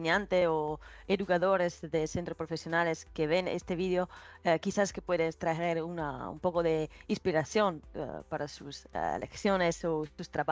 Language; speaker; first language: Spanish; non-native, fluent; Italian